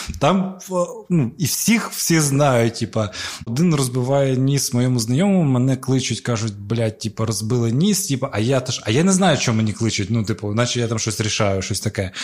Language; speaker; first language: Ukrainian; non-native, local second language; Russian